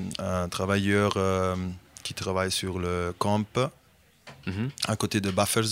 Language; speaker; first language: French; non-native, fluent; Bosnian